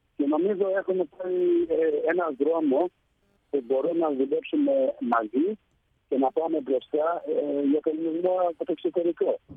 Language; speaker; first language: Greek; early bilingual, heritage; Greek